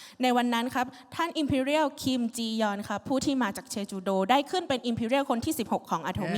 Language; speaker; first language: Thai; native; Thai